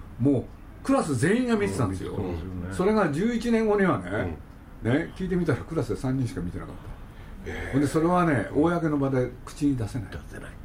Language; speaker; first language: Japanese; native; Japanese